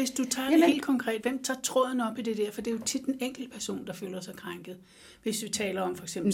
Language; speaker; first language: Danish; native; Danish